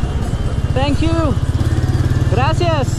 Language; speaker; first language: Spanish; non-native, learner; Nepali